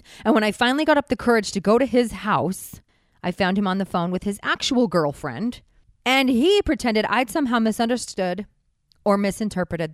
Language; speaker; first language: English; native; English